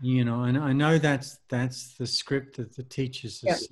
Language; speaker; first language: English; native; English